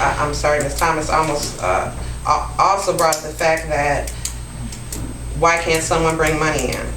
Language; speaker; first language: English; native; English